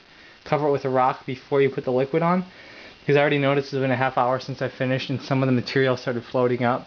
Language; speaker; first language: English; native; English